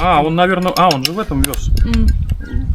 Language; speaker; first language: Russian; native; Russian